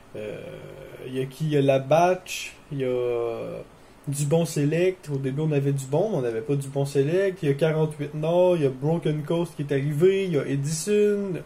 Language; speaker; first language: French; native; French